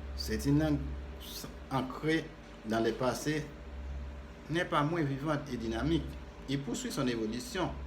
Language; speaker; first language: French; non-native, fluent; Spanish